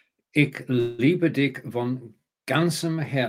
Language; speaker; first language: German; non-native, learner; English